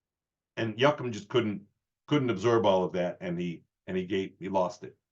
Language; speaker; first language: English; native; English